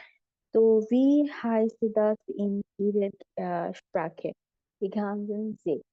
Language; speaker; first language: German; non-native, fluent; Bangla